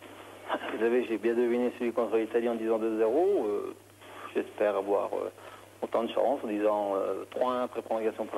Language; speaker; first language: French; native; French